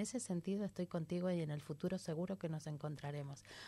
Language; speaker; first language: Spanish; native; Spanish